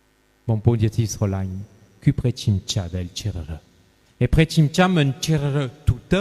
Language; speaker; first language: Khmer; non-native, fluent; French